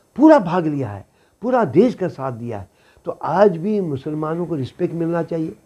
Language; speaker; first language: Hindi; native; Hindi